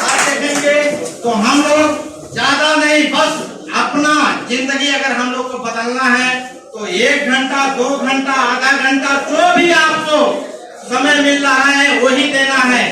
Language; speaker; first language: Hindi; non-native, fluent; Bangla